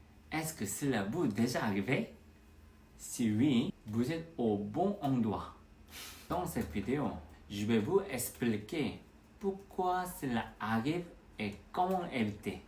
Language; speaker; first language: French; non-native, fluent; Korean